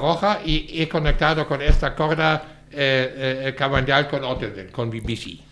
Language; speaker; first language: Spanish; non-native, fluent; German